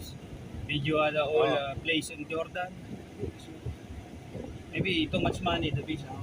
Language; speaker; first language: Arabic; non-native, learner; Filipino